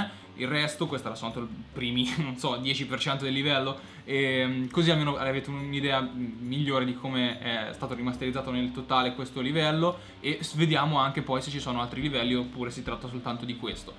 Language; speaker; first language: Italian; native; Italian